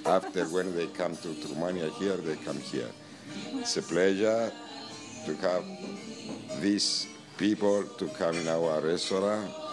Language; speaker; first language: English; non-native, learner; Greek